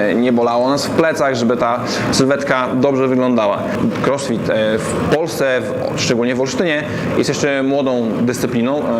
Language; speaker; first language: Polish; native; Polish